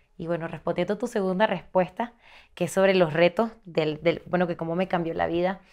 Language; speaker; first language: Spanish; native; Spanish